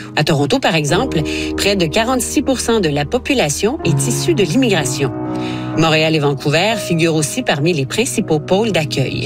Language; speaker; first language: French; native; French